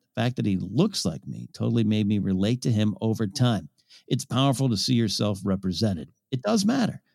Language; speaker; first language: English; early bilingual, other home language; Ukrainian